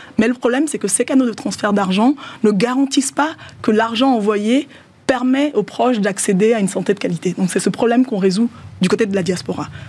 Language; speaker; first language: French; non-native, local second language; Yoruba